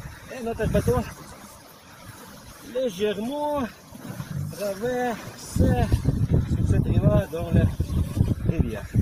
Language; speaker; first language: French; non-native, learner; Ukrainian